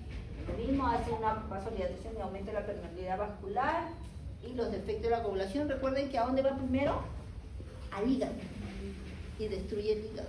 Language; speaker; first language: Spanish; native; Spanish